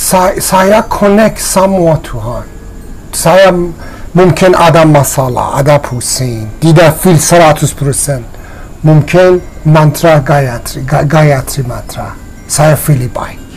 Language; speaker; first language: Indonesian; non-native, learner; Persian